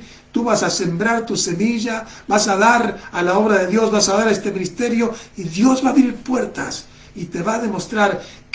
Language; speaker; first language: Spanish; native; Spanish